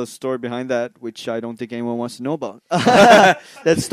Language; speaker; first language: English; non-native, local second language; Chinese